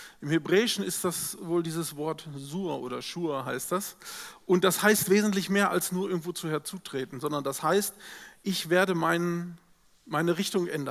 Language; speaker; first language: German; native; German